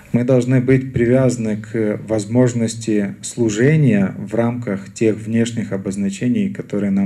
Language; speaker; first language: Russian; native; Russian